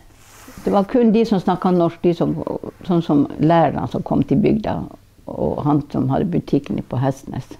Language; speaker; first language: Norwegian; non-native, local second language; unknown